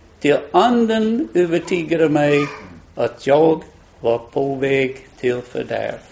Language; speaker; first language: Swedish; non-native, fluent; English